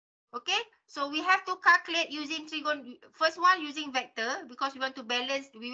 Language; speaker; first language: English; non-native, local second language; Malay